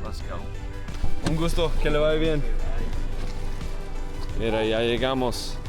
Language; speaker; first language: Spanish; non-native, learner; English